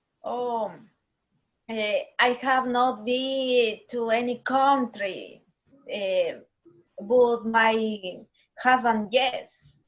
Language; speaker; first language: English; non-native, learner; Spanish